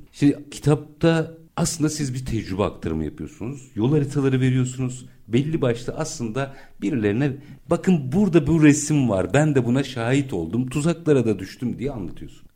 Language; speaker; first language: Turkish; native; Turkish